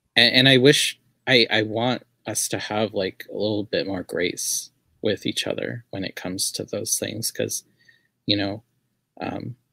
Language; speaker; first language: English; native; English